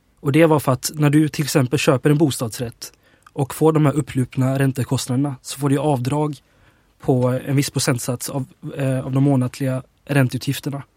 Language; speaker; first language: Swedish; early bilingual, other home language; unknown